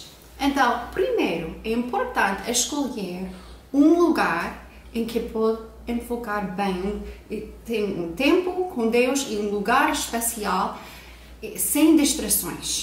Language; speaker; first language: Portuguese; non-native, fluent; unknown